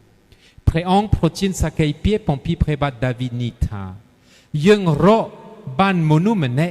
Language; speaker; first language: Khmer; non-native, fluent; French